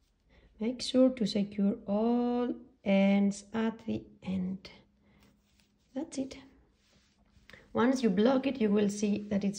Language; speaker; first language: English; non-native, fluent; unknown